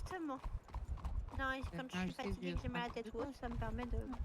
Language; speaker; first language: French; native; French